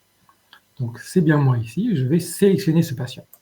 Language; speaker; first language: French; native; French